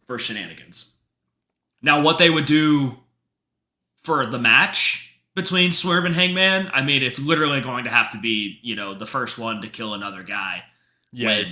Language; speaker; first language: English; native; English